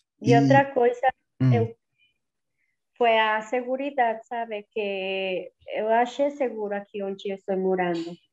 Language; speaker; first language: Portuguese; non-native, learner; Spanish